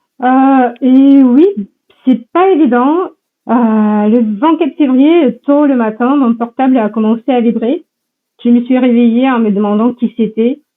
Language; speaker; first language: French; non-native, fluent; Russian